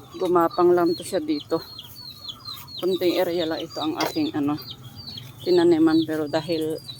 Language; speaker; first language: Filipino; non-native, local second language; Iloko